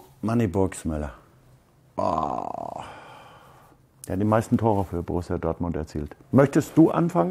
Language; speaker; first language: German; native; German